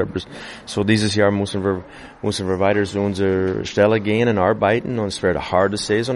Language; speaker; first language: German; non-native, fluent; English